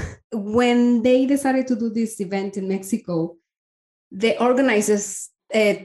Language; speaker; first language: English; non-native, fluent; Spanish